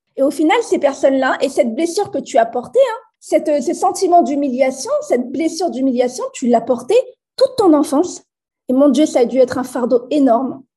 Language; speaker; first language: French; native; French